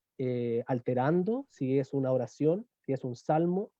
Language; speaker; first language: Spanish; native; Spanish